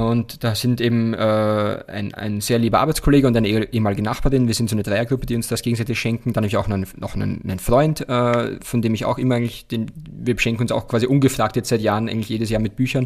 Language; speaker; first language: German; native; German